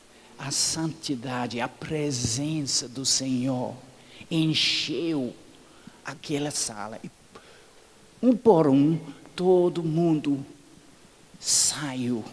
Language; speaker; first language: Portuguese; non-native, fluent; English